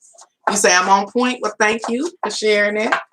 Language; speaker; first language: English; native; English